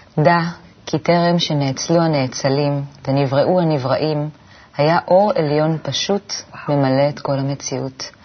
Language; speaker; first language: Hebrew; native; Hebrew